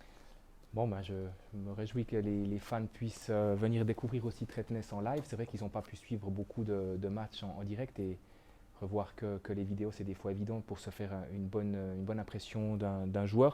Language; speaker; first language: French; native; French